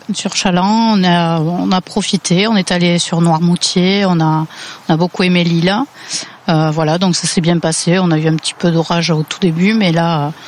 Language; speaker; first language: French; native; French